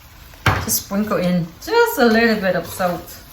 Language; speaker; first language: English; early bilingual, other home language; Vietnamese